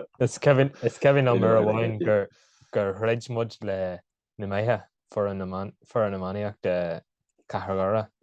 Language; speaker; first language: Irish; non-native, local second language; English